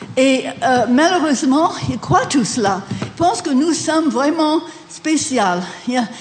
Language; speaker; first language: French; non-native, fluent; English